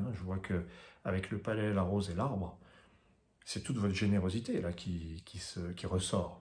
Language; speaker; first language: French; native; French